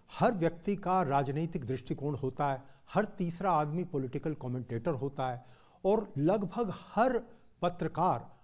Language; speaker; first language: Hindi; native; Hindi